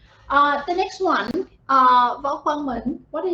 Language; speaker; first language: English; non-native, fluent; Vietnamese